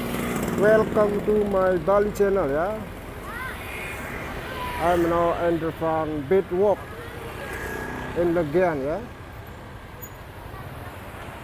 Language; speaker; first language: English; non-native, learner; Indonesian